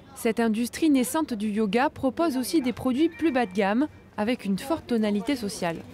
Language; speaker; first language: French; native; French